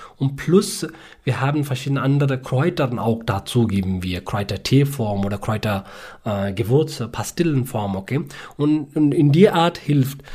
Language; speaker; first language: German; non-native, learner; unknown